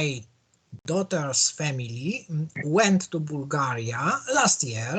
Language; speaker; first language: English; non-native, learner; Polish